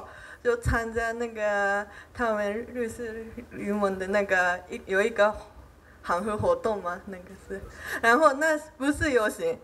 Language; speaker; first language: Chinese; non-native, fluent; Japanese